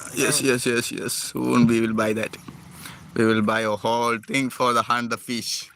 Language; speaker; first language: English; non-native, local second language; Malayalam